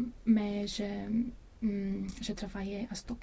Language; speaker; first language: French; non-native, learner; Latvian